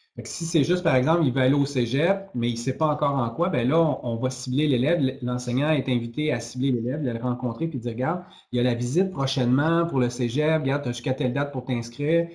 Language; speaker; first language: French; native; French